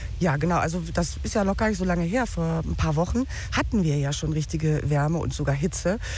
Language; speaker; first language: German; native; German